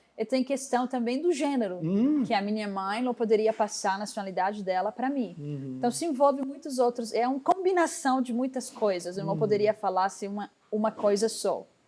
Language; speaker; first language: Portuguese; non-native, fluent; Arabic